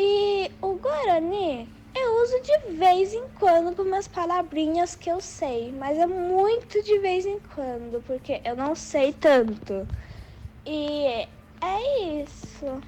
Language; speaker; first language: Portuguese; early bilingual, other home language; Spanish